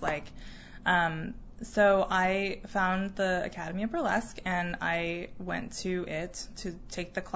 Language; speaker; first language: English; native; English